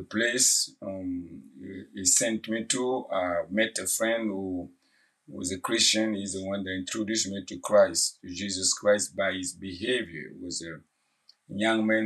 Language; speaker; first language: English; non-native, fluent; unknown